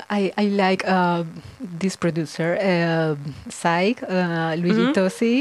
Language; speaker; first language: English; non-native, learner; Spanish